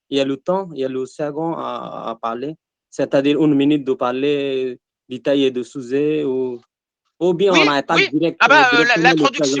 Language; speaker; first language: French; non-native, learner; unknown